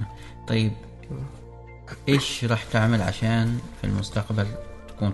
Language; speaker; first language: Arabic; native; Arabic